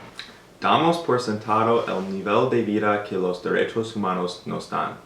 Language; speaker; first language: Spanish; non-native, learner; English